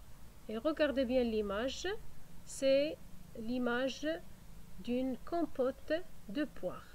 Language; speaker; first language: French; non-native, fluent; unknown